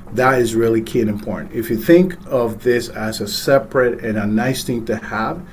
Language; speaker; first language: English; early bilingual, other home language; Spanish